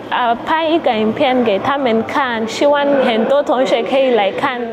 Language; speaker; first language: Chinese; non-native, fluent; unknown